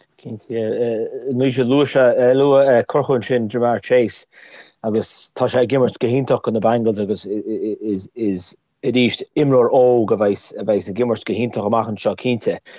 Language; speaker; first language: Irish; native; Irish